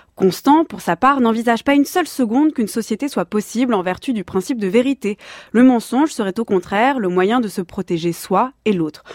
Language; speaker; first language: French; native; French